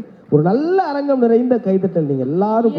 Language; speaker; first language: Tamil; native; Tamil